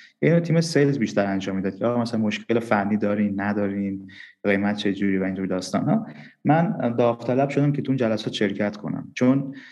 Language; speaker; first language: Persian; non-native, local second language; Armenian